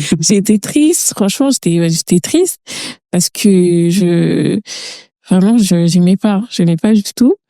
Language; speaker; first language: French; early bilingual, other home language; Bambara